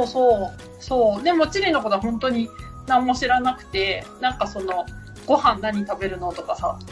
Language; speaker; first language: Japanese; native; Japanese